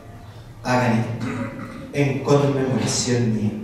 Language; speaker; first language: Spanish; native; Spanish